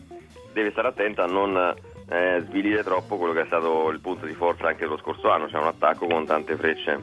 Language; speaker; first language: Italian; native; Italian